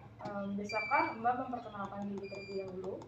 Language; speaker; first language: Indonesian; native; Indonesian